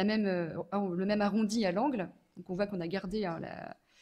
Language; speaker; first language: French; native; French